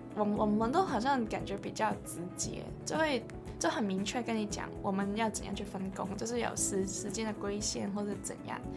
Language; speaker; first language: Chinese; non-native, local second language; Cantonese